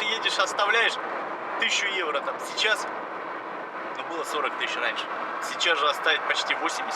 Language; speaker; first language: Russian; native; Russian